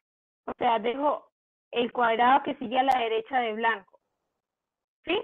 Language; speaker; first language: Spanish; native; Spanish